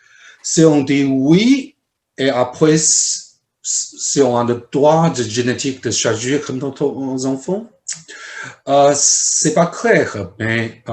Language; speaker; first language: French; non-native, fluent; Chinese